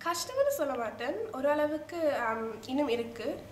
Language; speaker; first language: Tamil; early bilingual, heritage; Tamil